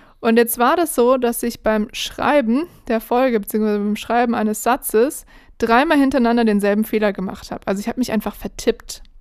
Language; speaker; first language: German; native; German